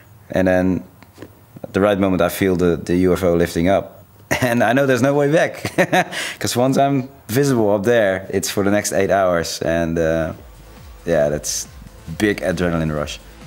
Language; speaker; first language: English; non-native, fluent; Dutch